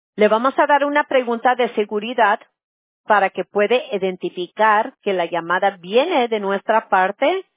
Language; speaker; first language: Spanish; early bilingual, heritage; Spanish